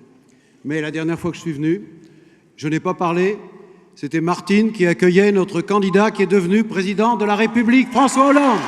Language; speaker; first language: French; native; French